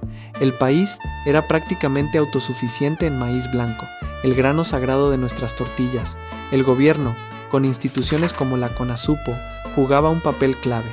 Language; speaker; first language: Spanish; native; Spanish